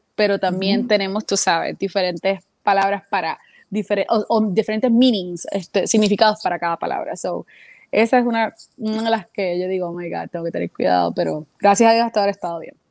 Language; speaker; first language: Spanish; native; Spanish